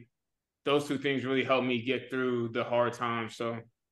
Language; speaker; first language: English; native; English